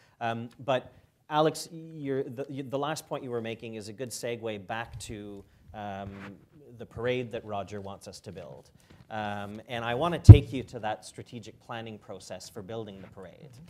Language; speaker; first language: English; native; English